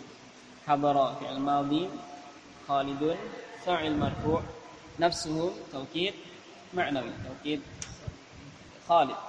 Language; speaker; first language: Arabic; non-native, fluent; Indonesian